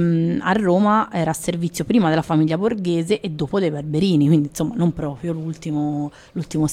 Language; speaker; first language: Italian; native; Italian